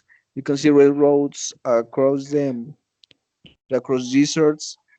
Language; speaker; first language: English; non-native, learner; Spanish